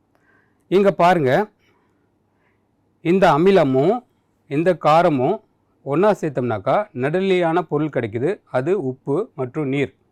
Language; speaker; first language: Tamil; native; Tamil